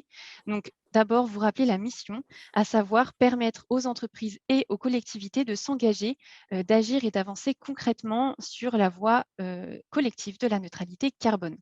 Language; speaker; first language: French; native; French